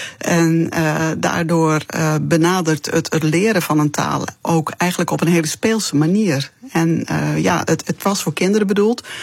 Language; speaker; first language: Dutch; non-native, local second language; Western Frisian